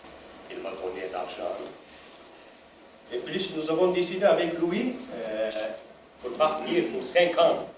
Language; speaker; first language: French; non-native, learner; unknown